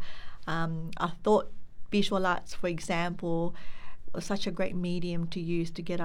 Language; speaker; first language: English; non-native, local second language; Filipino